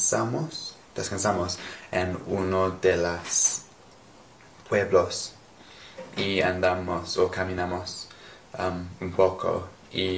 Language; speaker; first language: Spanish; non-native, learner; English